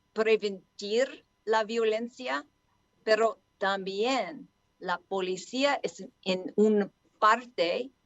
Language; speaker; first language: Spanish; non-native, learner; English